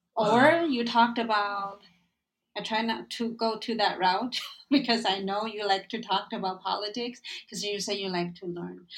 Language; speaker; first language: English; non-native, fluent; Chinese